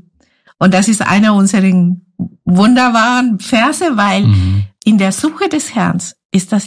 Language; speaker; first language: German; non-native, fluent; Spanish